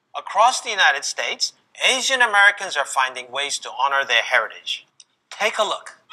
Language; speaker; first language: English; early bilingual, other home language; Korean